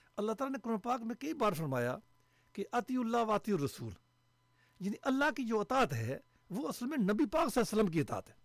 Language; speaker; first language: Urdu; non-native, local second language; Punjabi